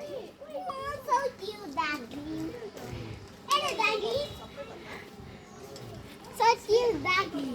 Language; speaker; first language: English; non-native, learner; Nepali